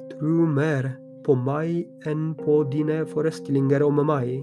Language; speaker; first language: Norwegian; non-native, fluent; Polish